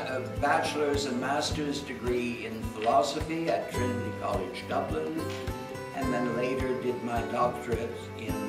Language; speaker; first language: English; native; English